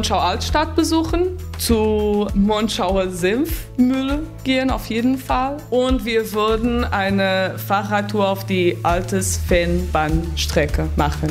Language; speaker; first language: German; non-native, fluent; Portuguese